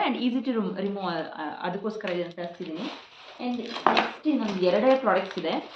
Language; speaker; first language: Kannada; native; Kannada